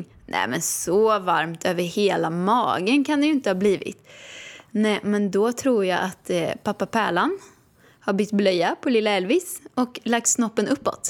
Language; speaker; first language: Swedish; native; Swedish